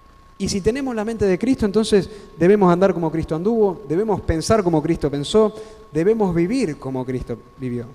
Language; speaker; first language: Spanish; native; Spanish